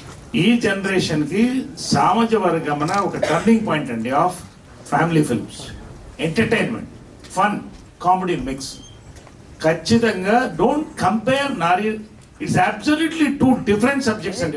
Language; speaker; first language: Telugu; native; Telugu